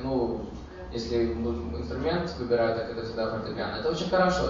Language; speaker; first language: Russian; early bilingual, heritage; Russian